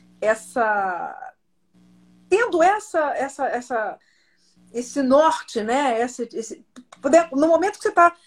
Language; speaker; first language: Portuguese; native; Portuguese